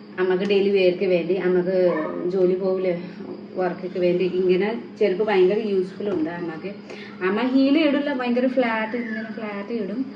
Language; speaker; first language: Malayalam; non-native, learner; Nepali